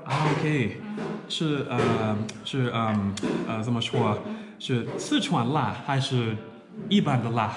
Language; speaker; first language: Chinese; non-native, learner; English